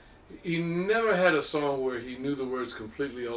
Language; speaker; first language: English; native; English